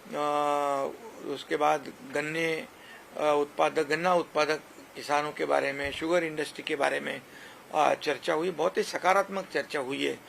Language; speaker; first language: Hindi; non-native, local second language; Marathi